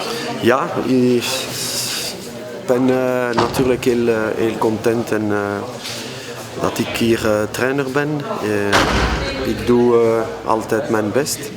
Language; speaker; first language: Dutch; non-native, local second language; French